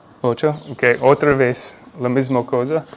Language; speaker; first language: Spanish; non-native, learner; English